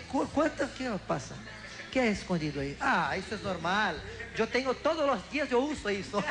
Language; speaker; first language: Spanish; non-native, learner; Portuguese